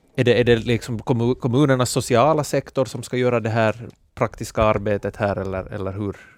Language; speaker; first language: Swedish; native; Swedish